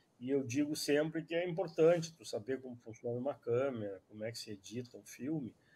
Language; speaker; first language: Portuguese; native; Portuguese